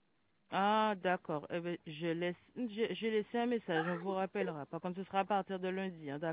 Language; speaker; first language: French; native; French